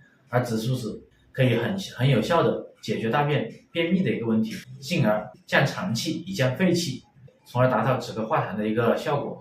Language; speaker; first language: Chinese; native; Chinese